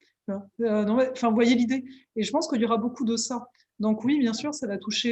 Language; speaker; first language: French; native; French